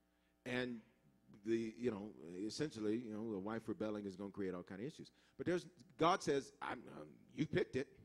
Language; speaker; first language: English; native; English